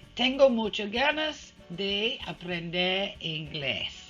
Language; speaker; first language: Spanish; non-native, fluent; English